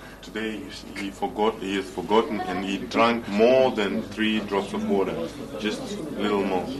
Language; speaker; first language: English; non-native, fluent; Russian